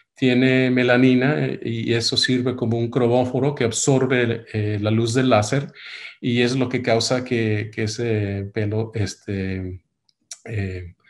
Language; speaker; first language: Spanish; early bilingual, heritage; Spanish